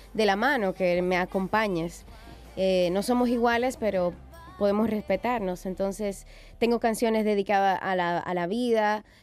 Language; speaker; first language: Spanish; native; Spanish